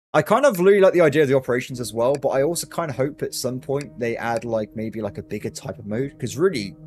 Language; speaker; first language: English; native; English